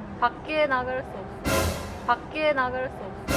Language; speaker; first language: Korean; non-native, learner; Japanese